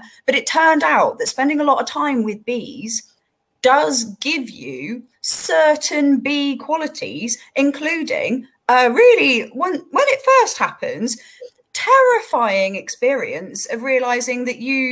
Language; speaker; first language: English; native; English